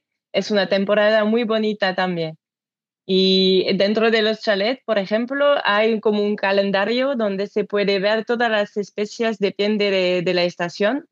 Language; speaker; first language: Spanish; non-native, learner; French